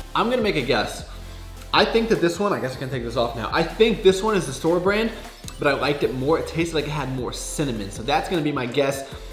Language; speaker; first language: English; native; English